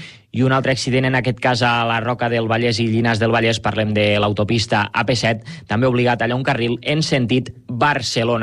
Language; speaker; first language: Catalan; native; Catalan